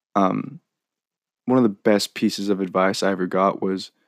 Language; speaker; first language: English; native; English